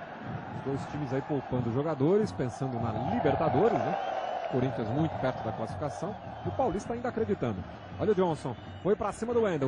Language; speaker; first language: Portuguese; native; Portuguese